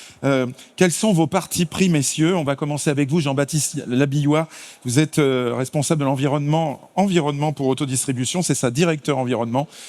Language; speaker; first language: French; native; French